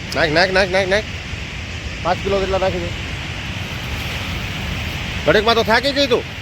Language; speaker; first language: Gujarati; native; Gujarati